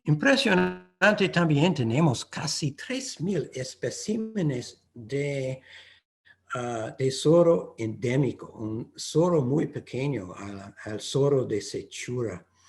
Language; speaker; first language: Spanish; non-native, fluent; English